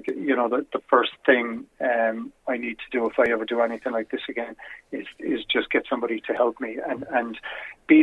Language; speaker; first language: English; native; English